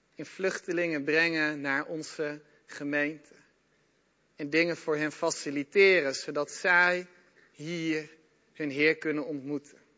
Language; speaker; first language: Dutch; native; Dutch